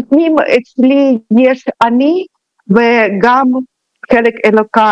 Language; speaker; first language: Hebrew; non-native, learner; Russian